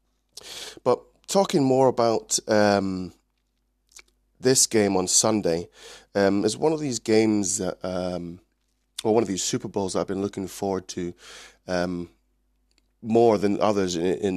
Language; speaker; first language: English; native; English